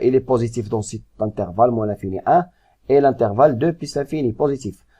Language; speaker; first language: French; non-native, local second language; Arabic